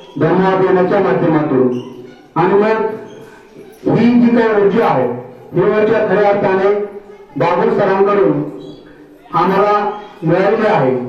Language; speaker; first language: Marathi; native; Marathi